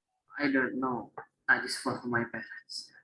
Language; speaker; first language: English; non-native, learner; Indonesian